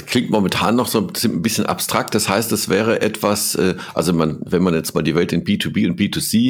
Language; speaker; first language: German; native; German